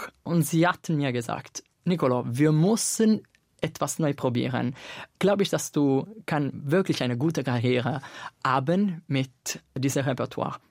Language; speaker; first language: German; non-native, fluent; Italian